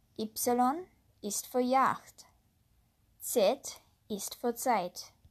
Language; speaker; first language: German; non-native, learner; English